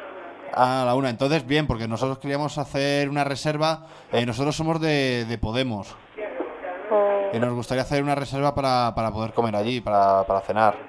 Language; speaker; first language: Spanish; native; Spanish